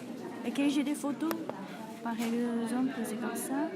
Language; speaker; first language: French; non-native, fluent; Chinese